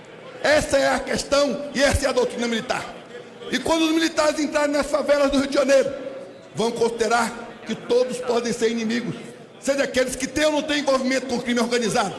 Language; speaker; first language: Portuguese; native; Portuguese